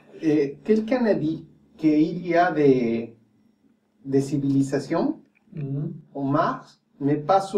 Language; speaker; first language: French; non-native, fluent; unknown